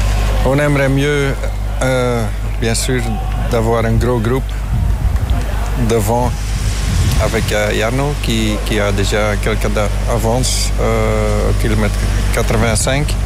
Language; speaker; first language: French; non-native, fluent; Dutch